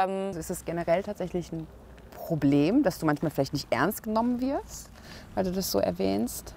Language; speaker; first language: German; native; German